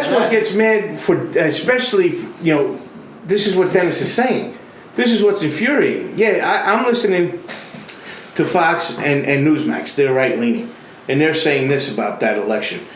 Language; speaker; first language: English; native; English